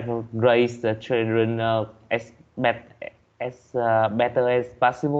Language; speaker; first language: English; non-native, learner; Vietnamese